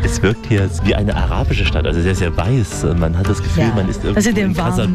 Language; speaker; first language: German; native; German